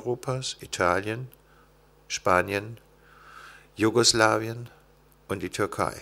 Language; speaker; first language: German; native; German